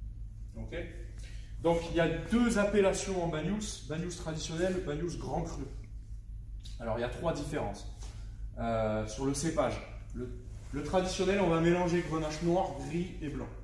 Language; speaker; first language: French; native; French